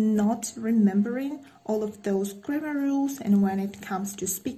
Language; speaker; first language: English; non-native, fluent; Russian